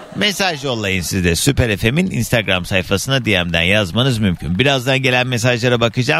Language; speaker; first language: Turkish; native; Turkish